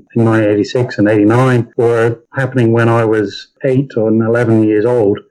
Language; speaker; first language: English; native; English